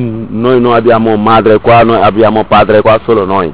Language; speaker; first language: Italian; non-native, learner; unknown